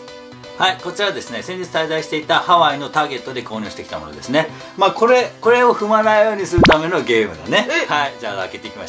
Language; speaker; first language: Japanese; native; Japanese